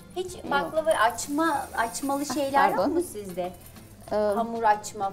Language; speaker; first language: Turkish; native; Turkish